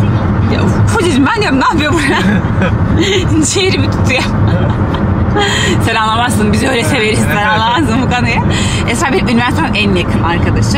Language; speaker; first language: Turkish; native; Turkish